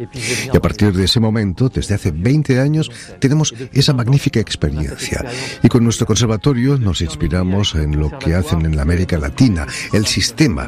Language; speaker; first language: Spanish; native; Spanish